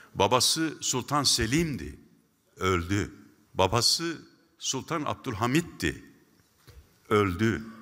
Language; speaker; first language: Turkish; native; Turkish